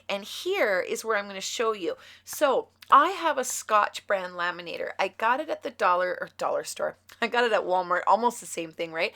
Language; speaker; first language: English; native; English